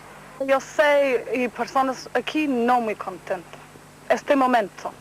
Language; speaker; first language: Spanish; non-native, learner; English